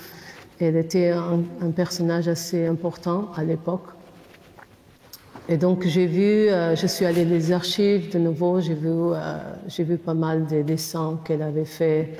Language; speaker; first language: French; non-native, fluent; Portuguese